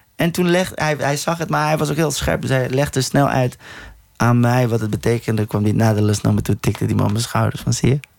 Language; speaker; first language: Dutch; early bilingual, other home language; Persian